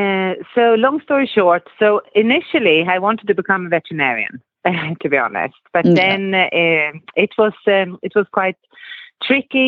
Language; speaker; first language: English; non-native, fluent; Swedish